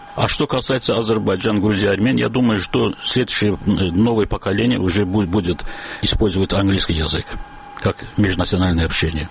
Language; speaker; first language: Russian; non-native, local second language; Azerbaijani